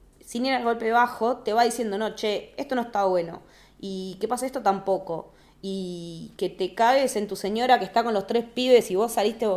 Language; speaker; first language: Spanish; native; Spanish